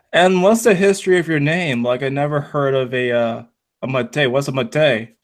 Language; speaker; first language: English; native; English